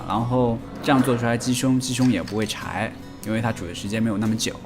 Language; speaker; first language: Chinese; native; Chinese